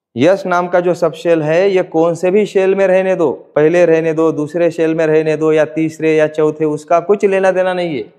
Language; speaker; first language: Hindi; non-native, local second language; Marathi